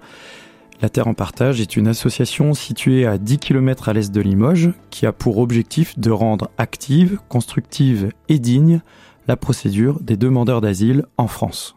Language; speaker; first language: French; native; French